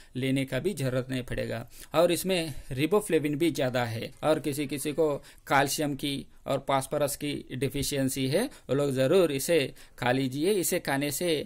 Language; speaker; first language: Hindi; non-native, local second language; Telugu